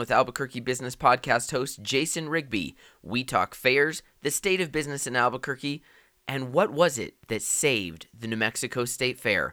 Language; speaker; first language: English; native; English